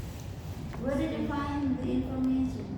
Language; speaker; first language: English; non-native, fluent; Indonesian